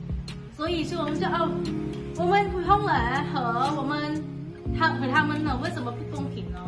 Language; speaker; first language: Chinese; non-native, fluent; Thai